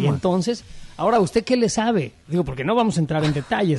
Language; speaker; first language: Spanish; native; Spanish